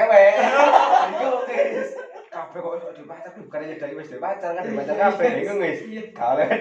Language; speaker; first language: Indonesian; native; Indonesian